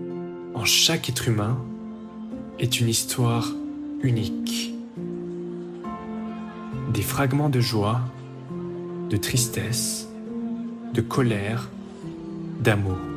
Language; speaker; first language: French; native; French